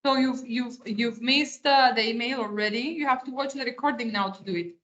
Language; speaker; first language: English; non-native, fluent; Greek